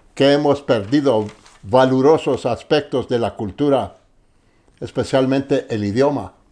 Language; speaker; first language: Spanish; early bilingual, heritage; Spanish